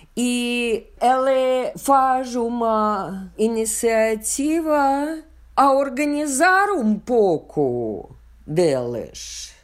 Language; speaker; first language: Portuguese; non-native, learner; Russian